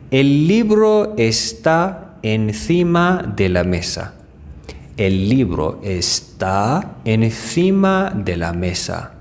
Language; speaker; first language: Spanish; non-native, fluent; Persian